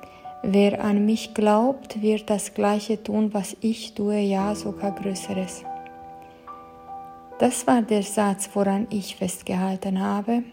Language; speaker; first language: German; non-native, fluent; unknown